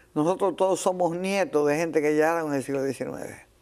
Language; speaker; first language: Spanish; native; Spanish